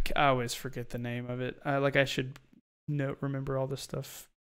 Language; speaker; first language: English; native; English